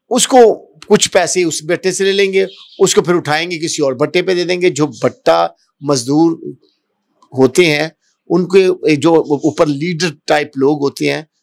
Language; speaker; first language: Urdu; non-native, local second language; Punjabi